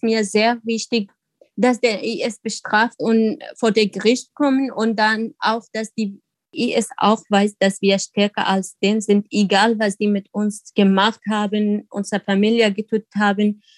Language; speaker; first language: German; non-native, learner; Kurdish